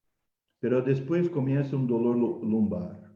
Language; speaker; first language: Spanish; non-native, fluent; Portuguese